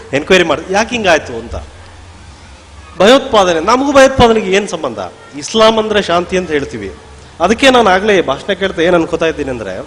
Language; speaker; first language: Kannada; non-native, local second language; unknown